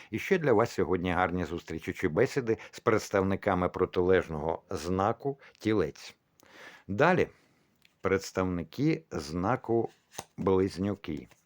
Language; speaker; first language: Ukrainian; non-native, local second language; Russian